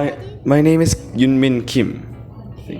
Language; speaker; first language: English; non-native, learner; Korean